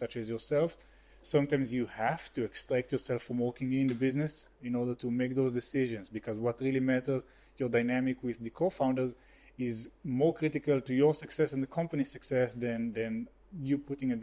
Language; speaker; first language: English; non-native, fluent; Hebrew